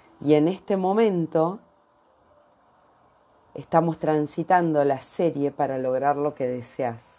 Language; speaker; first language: Spanish; native; Spanish